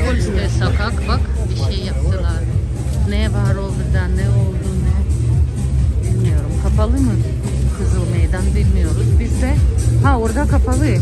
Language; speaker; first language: Turkish; non-native, learner; Russian